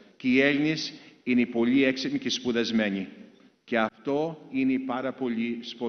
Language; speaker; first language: Greek; early bilingual, heritage; Greek